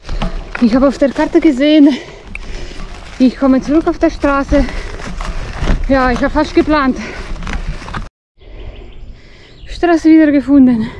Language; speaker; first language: German; non-native, fluent; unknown